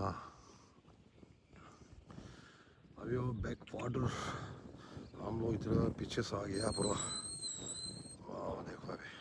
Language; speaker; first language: Hindi; non-native, local second language; Tibetan